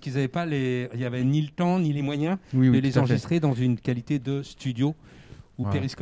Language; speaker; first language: French; native; French